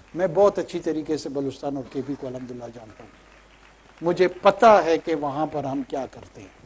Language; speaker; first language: Urdu; non-native, local second language; Pashto